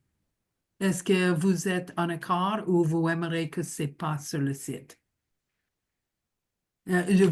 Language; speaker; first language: French; non-native, local second language; English